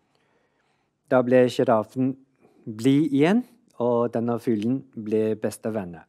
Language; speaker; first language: Norwegian; non-native, fluent; Chinese